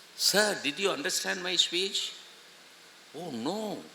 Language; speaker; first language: English; non-native, local second language; Tamil